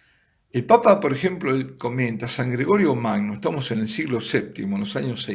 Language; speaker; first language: Spanish; native; Spanish